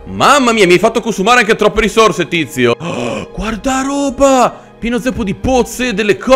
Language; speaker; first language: Italian; native; Italian